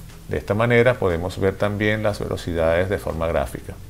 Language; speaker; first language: Spanish; native; Spanish